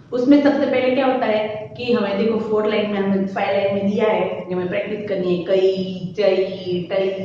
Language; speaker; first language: Hindi; non-native, local second language; Gujarati